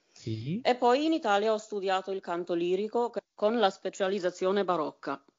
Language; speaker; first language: Italian; non-native, fluent; Polish